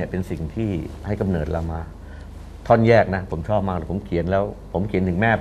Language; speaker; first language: Thai; native; Thai